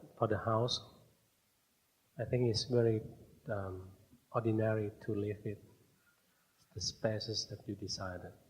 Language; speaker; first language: English; non-native, fluent; Thai